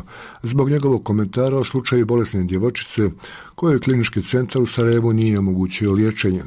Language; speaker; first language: Croatian; native; Croatian